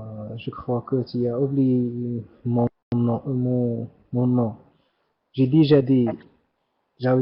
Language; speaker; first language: French; non-native, learner; Arabic